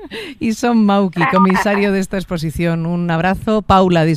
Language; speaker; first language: Spanish; native; Spanish